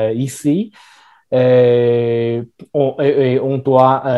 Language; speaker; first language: French; non-native, fluent; Chinese